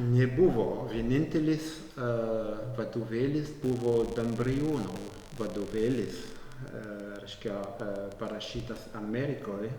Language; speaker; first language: Lithuanian; non-native, fluent; French